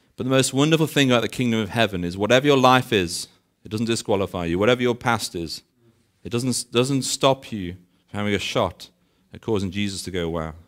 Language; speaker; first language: English; native; English